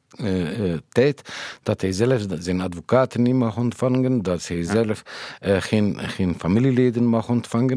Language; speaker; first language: Dutch; non-native, fluent; Kurdish